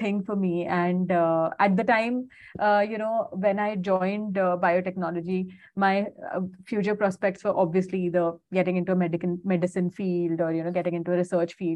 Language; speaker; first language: English; non-native, local second language; Hindi